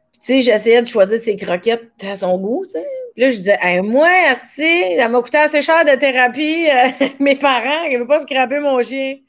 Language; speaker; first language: French; native; French